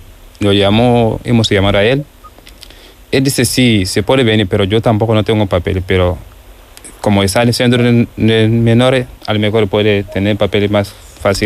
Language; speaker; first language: Spanish; non-native, learner; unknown